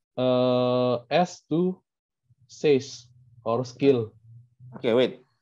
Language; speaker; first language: English; non-native, learner; Indonesian